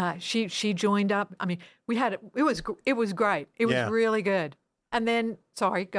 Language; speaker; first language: English; non-native, fluent; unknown